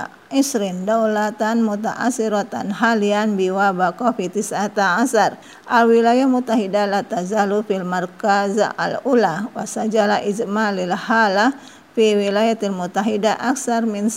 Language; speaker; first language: Arabic; non-native, fluent; Indonesian